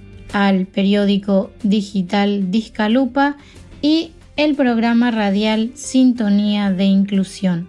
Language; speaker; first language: Spanish; native; Spanish